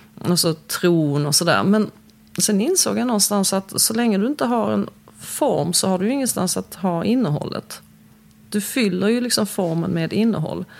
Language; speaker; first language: Swedish; early bilingual, other home language; Polish